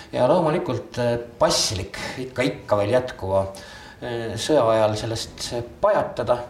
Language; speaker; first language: Estonian; native; Estonian